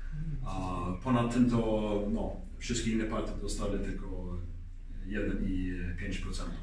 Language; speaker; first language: Polish; early bilingual, heritage; Swedish